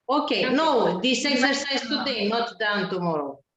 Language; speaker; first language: English; non-native, learner; Romanian